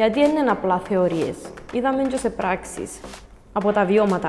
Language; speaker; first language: Greek; native; Greek